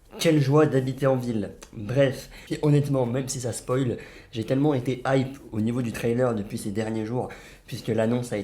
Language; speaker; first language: French; native; French